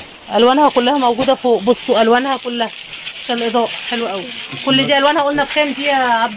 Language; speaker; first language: Arabic; native; Arabic